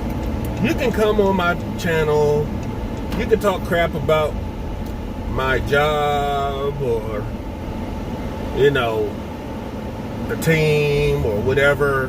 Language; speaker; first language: English; native; English